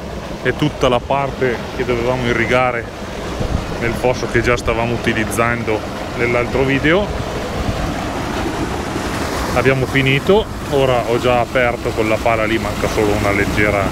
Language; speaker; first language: Italian; native; Italian